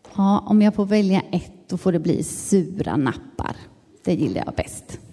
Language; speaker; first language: Swedish; native; Swedish